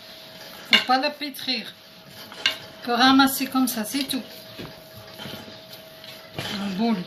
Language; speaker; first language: French; non-native, local second language; Arabic